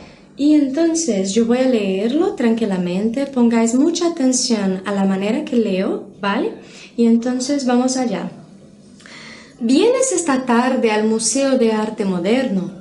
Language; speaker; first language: Spanish; non-native, fluent; Portuguese